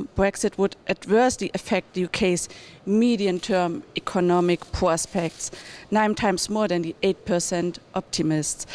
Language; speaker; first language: English; non-native, fluent; German